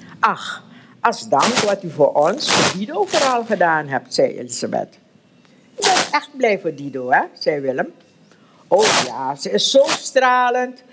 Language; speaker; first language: Dutch; native; Dutch